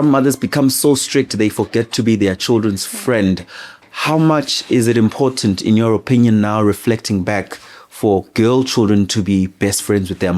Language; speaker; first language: English; non-native, local second language; Zulu